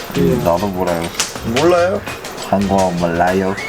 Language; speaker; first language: Korean; non-native, learner; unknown